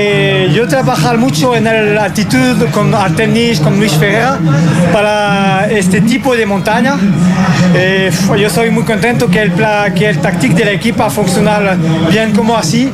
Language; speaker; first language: Spanish; non-native, learner; French